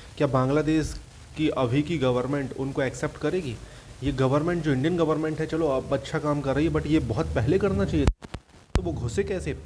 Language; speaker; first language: Hindi; native; Hindi